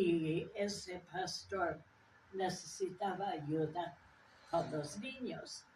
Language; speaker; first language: Spanish; non-native, fluent; English